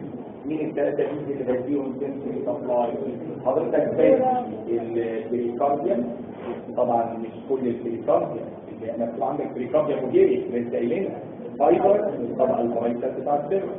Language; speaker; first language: Arabic; native; Arabic